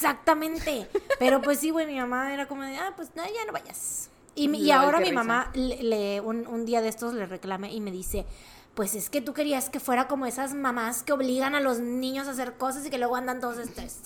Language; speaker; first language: Spanish; native; Spanish